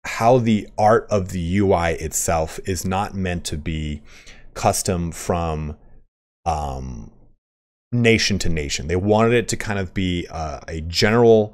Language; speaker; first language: English; native; English